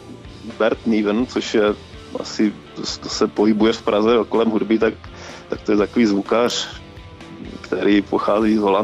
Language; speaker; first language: Czech; native; Czech